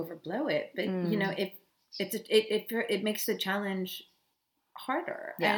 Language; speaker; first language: English; native; English